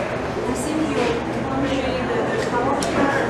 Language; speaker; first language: English; non-native, learner; Chinese